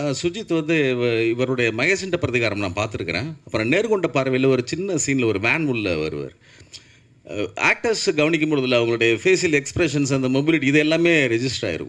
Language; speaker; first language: Tamil; native; Tamil